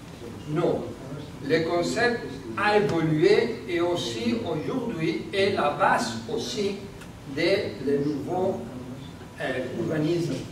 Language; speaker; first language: French; non-native, learner; Spanish